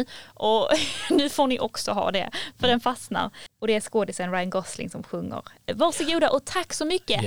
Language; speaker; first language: Swedish; native; Swedish